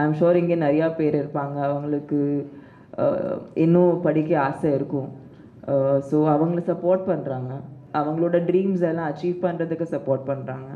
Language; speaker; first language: Tamil; non-native, fluent; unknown